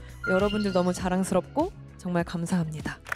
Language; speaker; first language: Korean; native; Korean